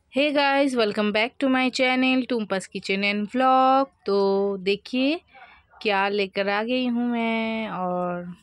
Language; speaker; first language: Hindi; non-native, local second language; Bangla